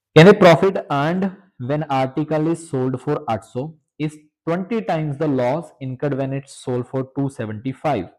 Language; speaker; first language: English; non-native, local second language; Punjabi